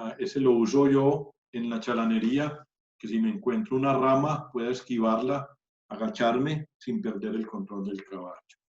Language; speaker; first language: Spanish; native; Spanish